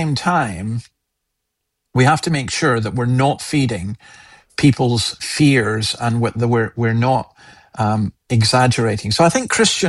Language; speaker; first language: English; native; English